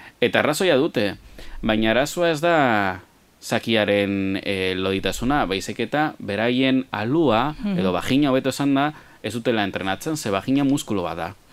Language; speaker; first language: Basque; native; Basque